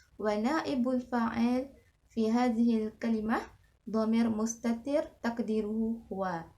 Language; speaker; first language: Arabic; non-native, learner; Malay